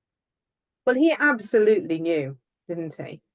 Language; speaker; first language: English; native; English